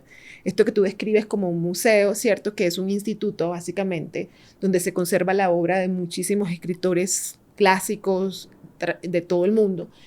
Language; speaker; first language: Spanish; native; Spanish